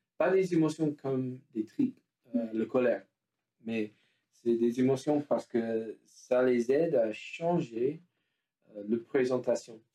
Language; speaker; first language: French; non-native, learner; English